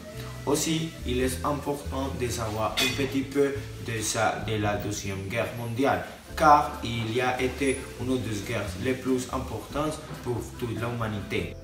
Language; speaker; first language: French; non-native, learner; Spanish